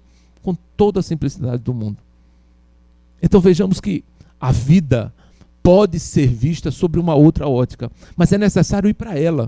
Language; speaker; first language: Portuguese; native; Portuguese